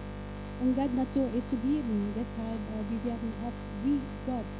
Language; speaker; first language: German; non-native, fluent; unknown